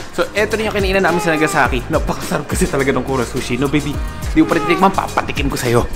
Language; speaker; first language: Filipino; native; Filipino